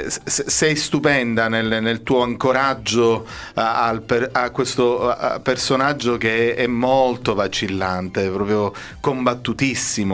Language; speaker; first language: Italian; native; Italian